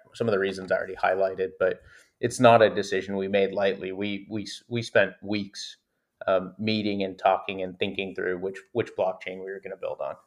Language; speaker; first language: English; native; English